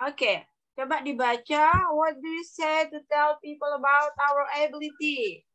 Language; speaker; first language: English; non-native, learner; Indonesian